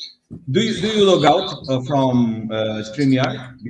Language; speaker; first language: English; non-native, learner; Portuguese